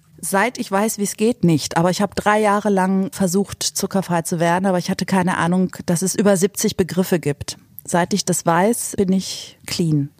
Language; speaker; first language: German; native; German